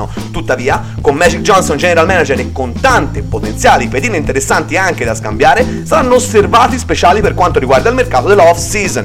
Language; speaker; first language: Italian; native; Italian